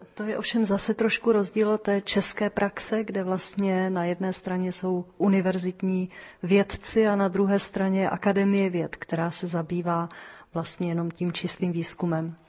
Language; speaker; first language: Czech; native; Czech